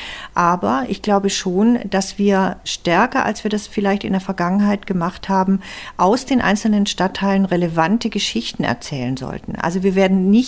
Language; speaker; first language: German; native; German